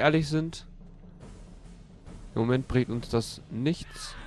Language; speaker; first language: German; native; German